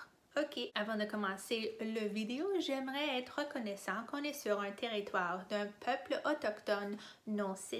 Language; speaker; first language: French; non-native, fluent; English